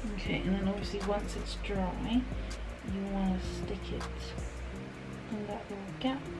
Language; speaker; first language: English; native; English